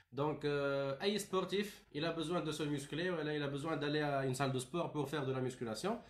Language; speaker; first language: French; non-native, local second language; Arabic